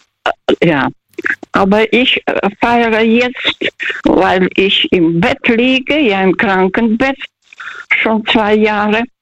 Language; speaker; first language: German; early bilingual, heritage; Russian